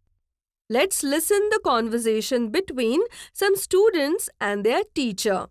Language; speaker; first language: English; non-native, local second language; Marathi